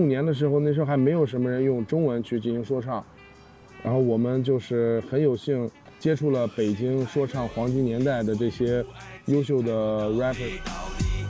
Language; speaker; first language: Chinese; native; Chinese